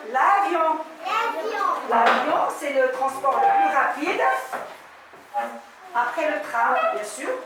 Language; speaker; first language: French; non-native, local second language; Arabic